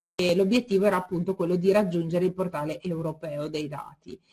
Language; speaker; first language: Italian; native; Italian